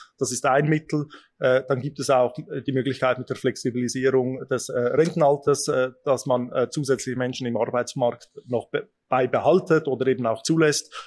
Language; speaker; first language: German; early bilingual, other home language; Albanian